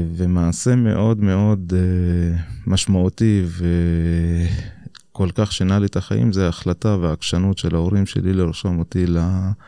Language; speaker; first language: Hebrew; non-native, local second language; Arabic